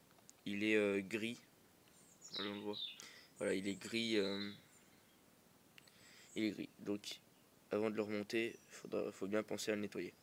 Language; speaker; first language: French; native; French